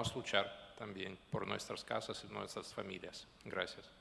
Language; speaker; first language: Spanish; non-native, learner; Ukrainian